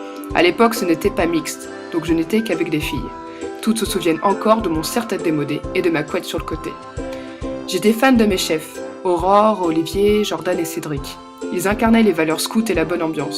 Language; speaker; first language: French; native; French